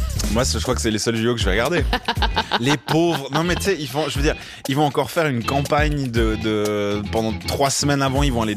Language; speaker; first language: French; native; French